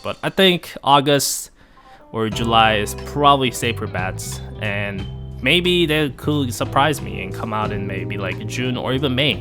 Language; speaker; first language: English; non-native, fluent; Korean